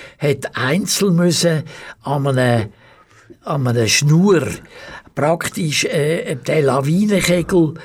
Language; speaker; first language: German; native; German